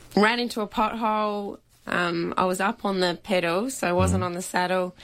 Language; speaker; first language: English; native; English